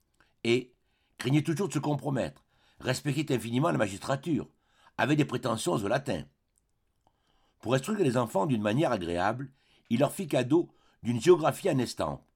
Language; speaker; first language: French; native; French